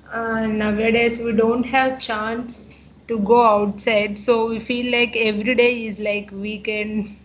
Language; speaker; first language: English; non-native, local second language; Telugu